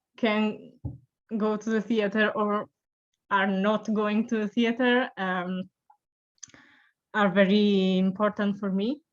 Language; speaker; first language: English; non-native, learner; Italian